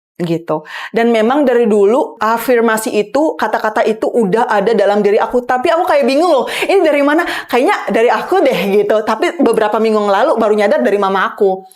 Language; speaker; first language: Indonesian; native; Indonesian